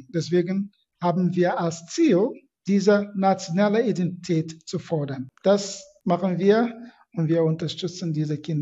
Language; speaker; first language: German; non-native, fluent; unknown